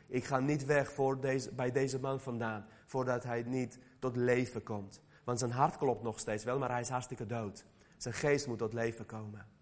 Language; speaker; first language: Dutch; early bilingual, other home language; Armenian